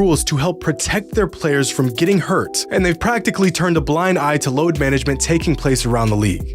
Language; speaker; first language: English; native; English